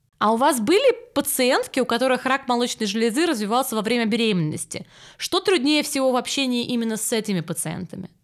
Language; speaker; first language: Russian; native; Russian